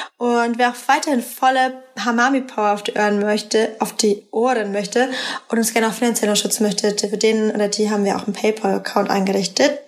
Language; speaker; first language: German; early bilingual, other home language; Persian